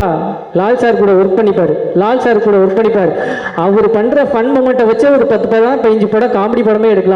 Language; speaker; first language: Tamil; native; Tamil